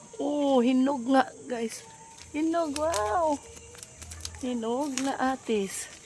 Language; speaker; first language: Filipino; non-native, local second language; Cebuano